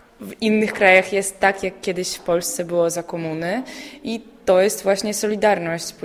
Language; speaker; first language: Polish; non-native, fluent; Belarusian